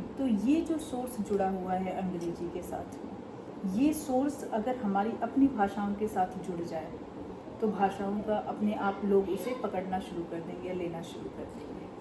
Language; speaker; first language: Hindi; native; Hindi